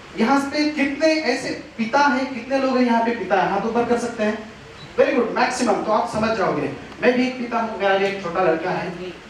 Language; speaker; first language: Hindi; non-native, local second language; Marathi